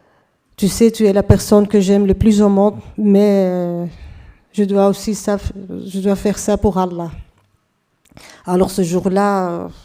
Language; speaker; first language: French; non-native, fluent; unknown